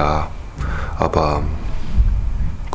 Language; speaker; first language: German; non-native, learner; Chinese